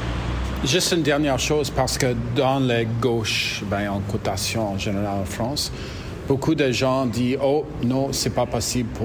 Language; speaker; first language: French; non-native, learner; English